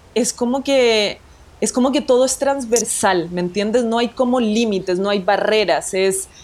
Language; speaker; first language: Spanish; native; Spanish